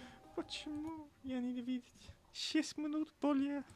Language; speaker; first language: Russian; non-native, learner; English